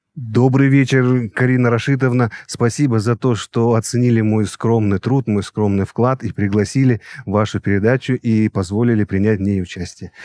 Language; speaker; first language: Russian; native; Russian